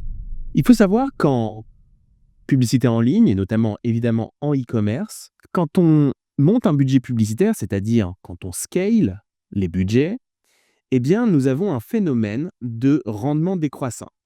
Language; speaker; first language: French; native; French